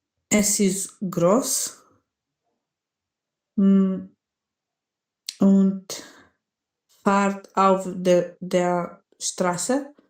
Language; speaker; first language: German; non-native, learner; Macedonian